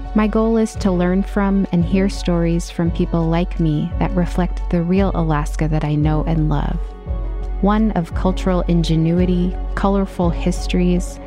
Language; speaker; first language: English; native; English